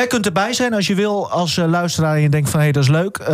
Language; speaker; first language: Dutch; native; Dutch